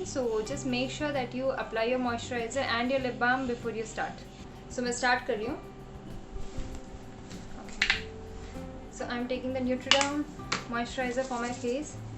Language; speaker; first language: English; non-native, local second language; Hindi